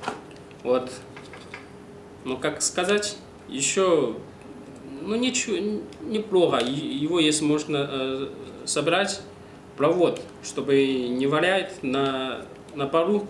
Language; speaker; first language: Russian; non-native, learner; Chinese